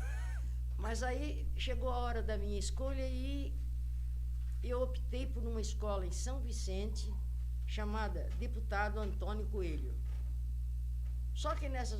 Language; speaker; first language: Portuguese; native; Portuguese